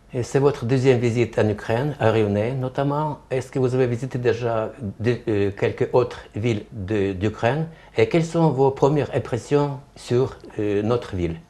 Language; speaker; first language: French; non-native, fluent; Ukrainian